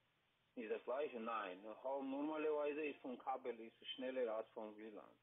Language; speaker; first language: German; non-native, learner; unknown